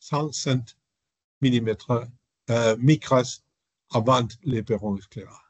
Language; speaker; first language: French; non-native, learner; Spanish